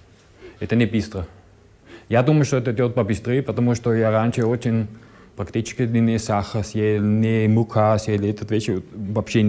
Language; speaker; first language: Russian; non-native, learner; German